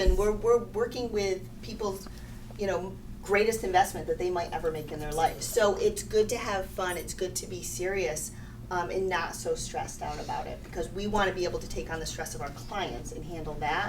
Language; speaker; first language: English; native; English